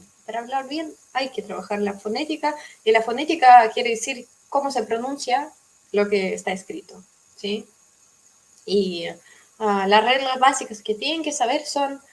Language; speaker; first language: Spanish; non-native, fluent; Russian